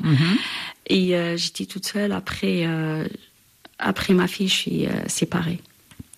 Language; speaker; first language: French; non-native, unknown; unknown